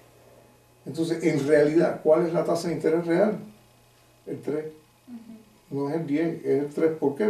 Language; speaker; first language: Spanish; native; Spanish